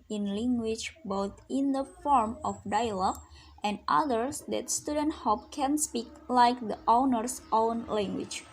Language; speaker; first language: English; non-native, learner; Indonesian